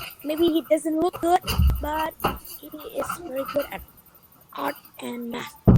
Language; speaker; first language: English; non-native, learner; Vietnamese